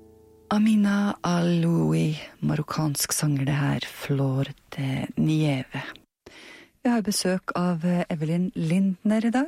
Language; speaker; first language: Norwegian; native; Norwegian